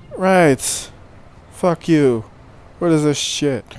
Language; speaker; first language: English; native; English